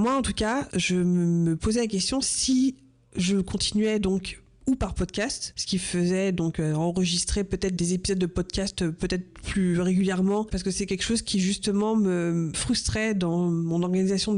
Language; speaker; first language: French; native; French